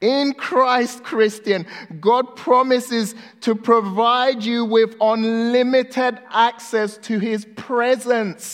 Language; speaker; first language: English; non-native, local second language; Akan